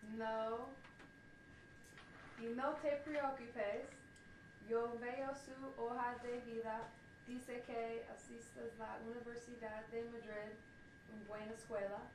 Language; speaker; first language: Spanish; non-native, learner; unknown